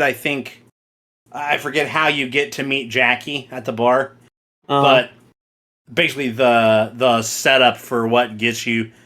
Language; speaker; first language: English; native; English